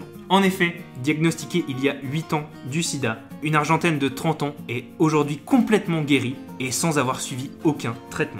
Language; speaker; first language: French; native; French